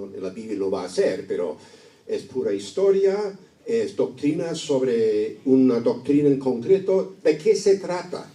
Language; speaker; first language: Spanish; non-native, fluent; English